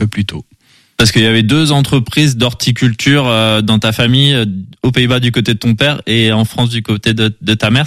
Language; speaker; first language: French; native; French